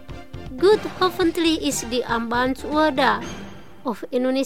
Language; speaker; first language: German; non-native, fluent; Indonesian